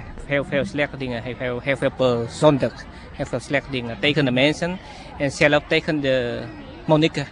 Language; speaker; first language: Dutch; non-native, learner; Vietnamese